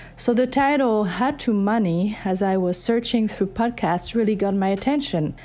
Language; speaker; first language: English; non-native, fluent; French